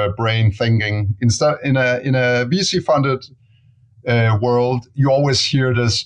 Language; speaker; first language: English; non-native, fluent; Danish